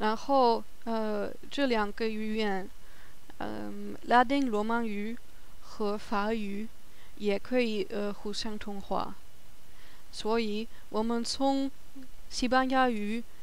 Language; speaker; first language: Chinese; non-native, learner; German